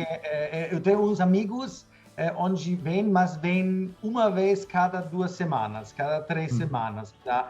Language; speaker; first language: Portuguese; non-native, fluent; German